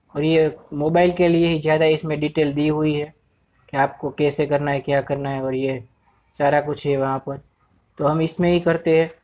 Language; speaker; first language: Hindi; non-native, local second language; Gujarati